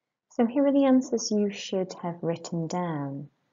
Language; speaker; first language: English; native; English